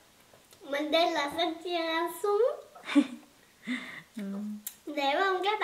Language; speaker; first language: Vietnamese; early bilingual, heritage; Vietnamese